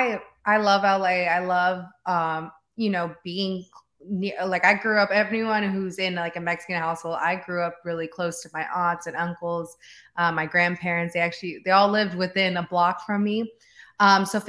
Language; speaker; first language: English; native; English